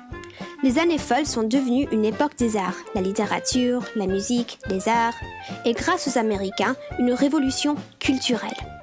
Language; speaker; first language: French; non-native, learner; English